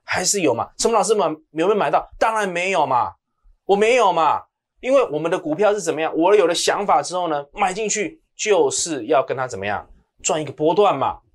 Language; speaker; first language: Chinese; native; Chinese